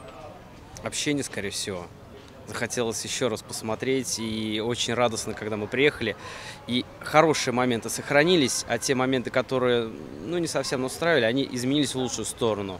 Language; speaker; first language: Russian; native; Russian